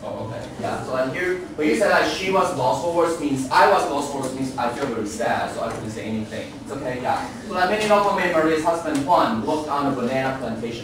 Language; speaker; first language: English; non-native, fluent; Chinese